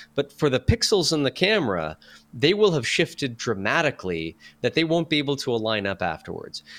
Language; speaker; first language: English; native; English